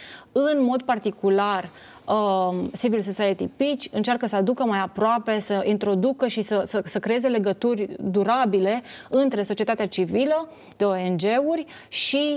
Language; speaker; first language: Romanian; native; Romanian